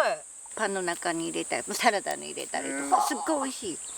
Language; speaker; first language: Japanese; native; Japanese